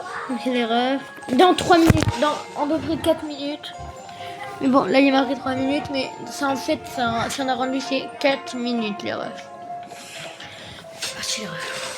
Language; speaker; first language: French; native; French